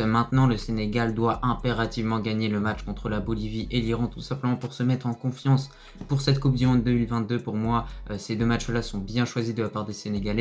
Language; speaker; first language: French; native; French